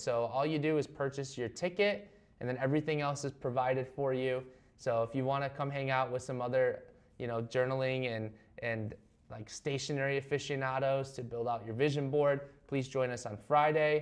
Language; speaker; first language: English; native; English